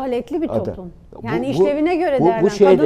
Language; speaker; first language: Turkish; native; Turkish